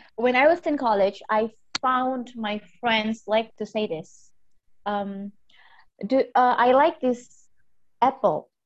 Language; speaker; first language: English; non-native, fluent; Indonesian